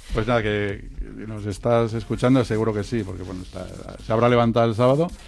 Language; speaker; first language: Spanish; native; Spanish